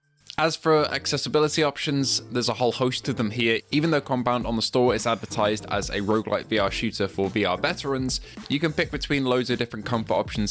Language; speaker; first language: English; native; English